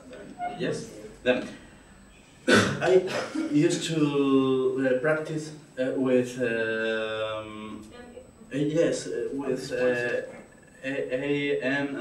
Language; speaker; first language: English; non-native, learner; Spanish